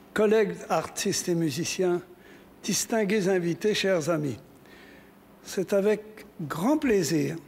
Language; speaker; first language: French; native; French